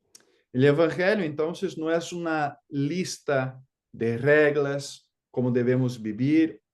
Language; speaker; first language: Spanish; non-native, fluent; Portuguese